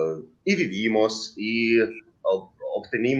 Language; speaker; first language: Spanish; non-native, learner; Ukrainian